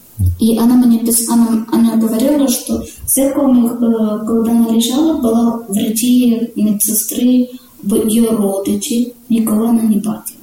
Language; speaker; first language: Ukrainian; non-native, learner; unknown